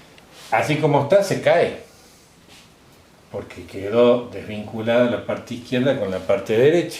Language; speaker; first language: Spanish; native; Spanish